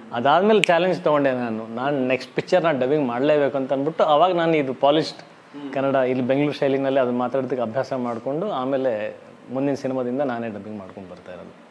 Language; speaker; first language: Kannada; native; Kannada